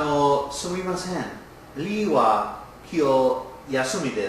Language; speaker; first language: Japanese; non-native, learner; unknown